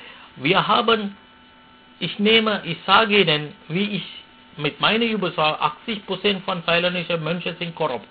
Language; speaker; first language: German; non-native, fluent; Sinhala